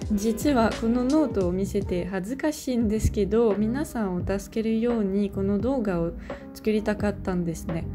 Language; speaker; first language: Japanese; non-native, fluent; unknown